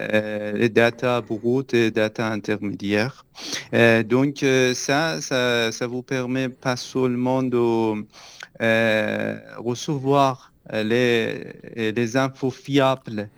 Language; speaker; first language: French; non-native, fluent; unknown